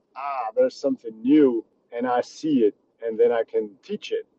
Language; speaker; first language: English; early bilingual, other home language; Czech